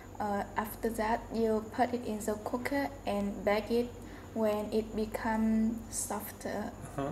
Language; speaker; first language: English; non-native, learner; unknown